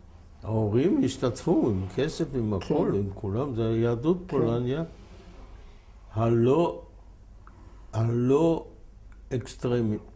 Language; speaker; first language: Hebrew; non-native, fluent; German